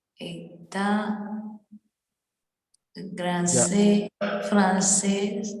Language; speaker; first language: French; non-native, learner; Portuguese